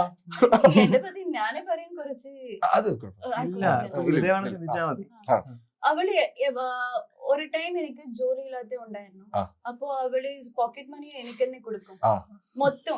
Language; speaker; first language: Malayalam; non-native, learner; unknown